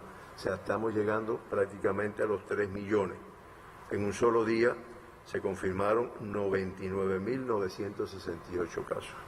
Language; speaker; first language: Spanish; native; Spanish